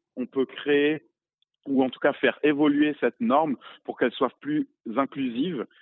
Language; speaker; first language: French; native; French